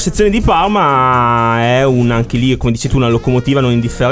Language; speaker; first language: Italian; native; Italian